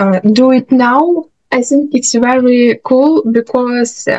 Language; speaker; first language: English; non-native, learner; Russian